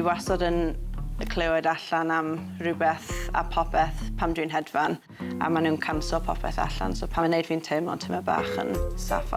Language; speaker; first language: Welsh; non-native, local second language; English